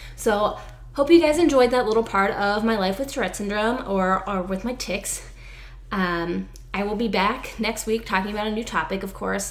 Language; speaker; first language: English; native; English